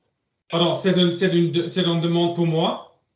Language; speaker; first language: French; non-native, learner; English